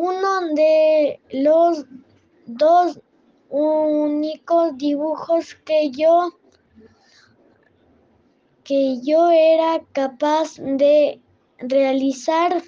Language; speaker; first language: Spanish; non-native, learner; French